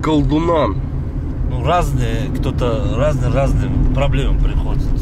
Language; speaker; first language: Russian; non-native, learner; Uzbek